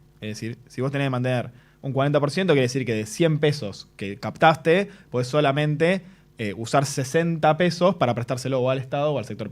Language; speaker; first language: Spanish; native; Spanish